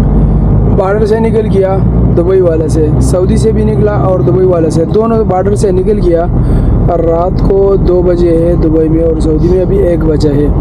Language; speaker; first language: Hindi; non-native, local second language; Pashto